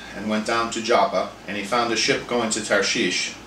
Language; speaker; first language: English; native; English